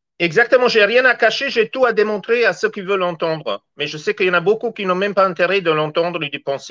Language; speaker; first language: French; native; French